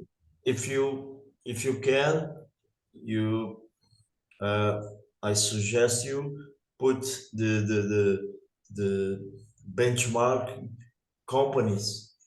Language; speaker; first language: English; non-native, learner; Portuguese